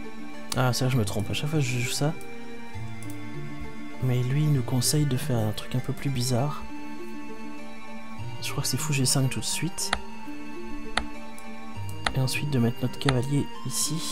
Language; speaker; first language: French; native; French